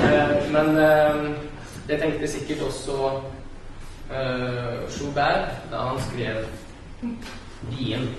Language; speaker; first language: Norwegian; early bilingual, other home language; Russian